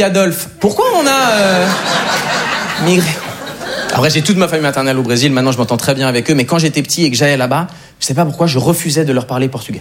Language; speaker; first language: French; native; French